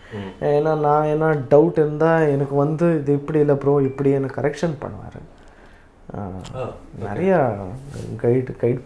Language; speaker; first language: Tamil; non-native, learner; Kannada